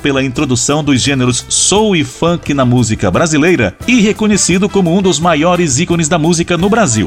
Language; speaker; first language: Portuguese; native; Portuguese